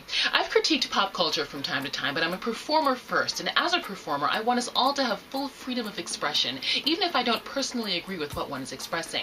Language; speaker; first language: English; native; English